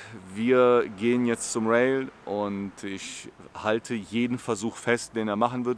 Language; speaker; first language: German; native; German